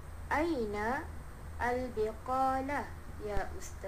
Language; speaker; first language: Arabic; non-native, learner; Malay